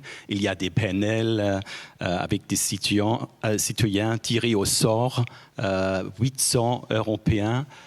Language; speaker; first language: French; non-native, fluent; German